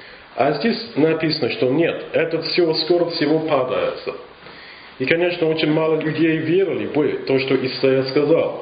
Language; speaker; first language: Russian; non-native, fluent; English